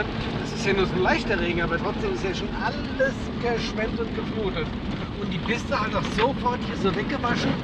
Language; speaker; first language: German; native; German